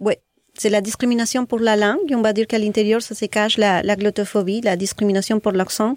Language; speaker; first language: French; non-native, fluent; Spanish